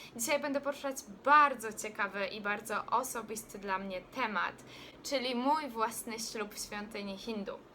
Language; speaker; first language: Polish; native; Polish